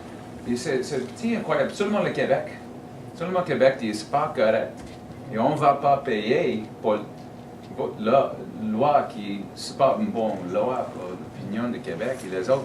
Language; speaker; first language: French; non-native, learner; English